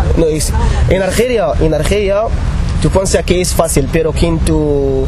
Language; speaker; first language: Spanish; non-native, learner; Arabic